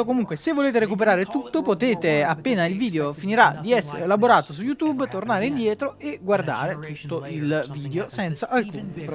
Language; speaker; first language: Italian; native; Italian